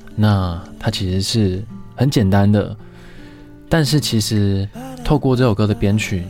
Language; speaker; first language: Chinese; native; Chinese